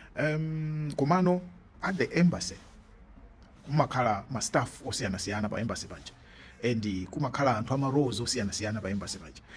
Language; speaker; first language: Nyanja; native; Nyanja